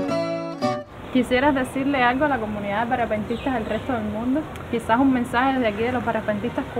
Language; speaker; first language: Spanish; native; Spanish